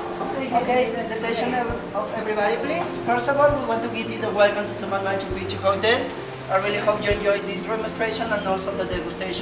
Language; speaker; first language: English; non-native, fluent; Spanish